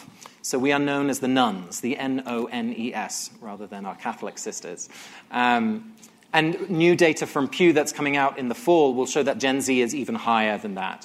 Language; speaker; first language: English; native; English